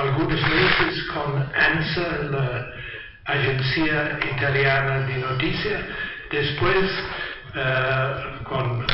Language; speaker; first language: Spanish; non-native, learner; Italian